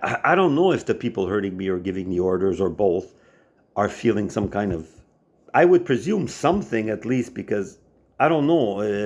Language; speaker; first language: English; non-native, local second language; French